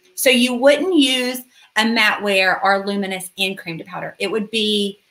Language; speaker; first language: English; native; English